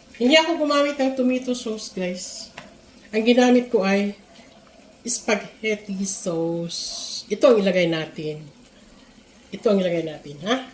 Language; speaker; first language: Filipino; non-native, local second language; Cebuano